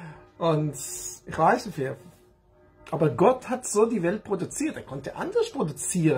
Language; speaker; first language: German; non-native, learner; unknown